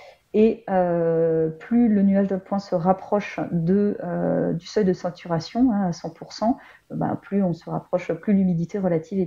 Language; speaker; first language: French; native; French